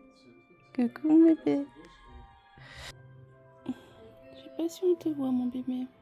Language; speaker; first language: French; native; French